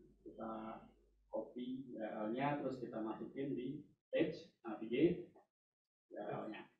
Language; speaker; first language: Indonesian; native; Indonesian